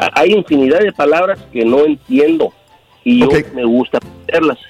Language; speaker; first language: Spanish; native; Spanish